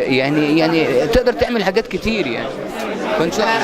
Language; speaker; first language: Arabic; native; Arabic